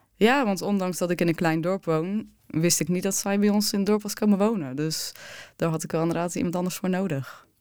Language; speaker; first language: Dutch; native; Dutch